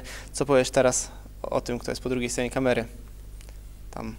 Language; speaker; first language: Polish; native; Polish